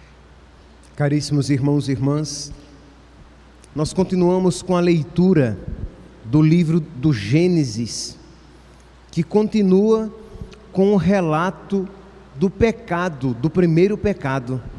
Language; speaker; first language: Portuguese; native; Portuguese